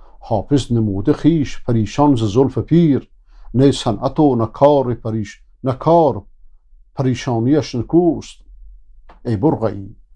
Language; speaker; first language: Persian; native; Persian